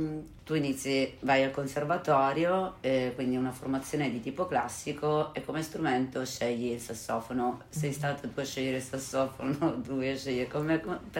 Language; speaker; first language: Italian; native; Italian